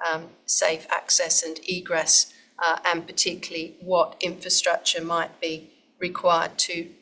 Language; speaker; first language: English; native; English